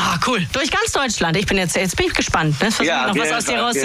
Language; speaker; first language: German; native; German